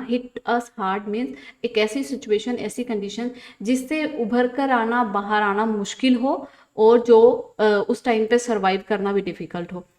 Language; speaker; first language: Hindi; non-native, local second language; Punjabi